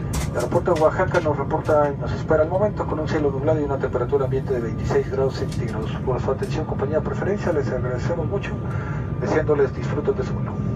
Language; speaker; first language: Spanish; native; Spanish